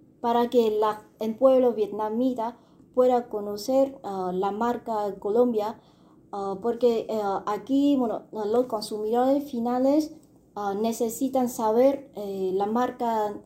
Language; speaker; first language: Spanish; non-native, fluent; Vietnamese